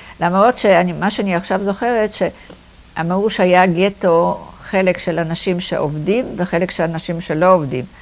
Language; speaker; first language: Hebrew; non-native, fluent; Polish